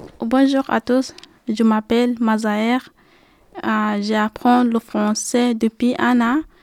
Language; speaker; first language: French; non-native, learner; Arabic